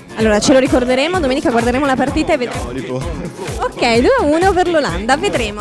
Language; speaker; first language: Italian; native; Italian